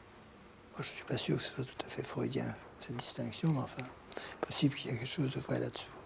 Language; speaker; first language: French; native; French